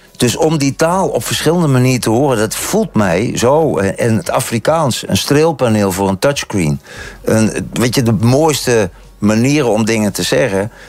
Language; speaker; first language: Dutch; native; Dutch